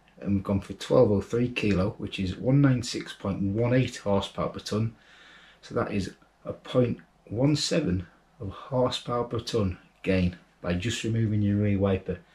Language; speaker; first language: English; native; English